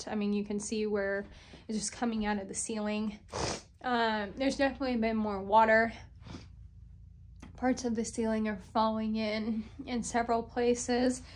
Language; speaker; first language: English; native; English